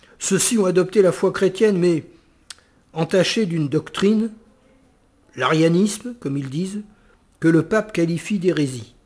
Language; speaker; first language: French; native; French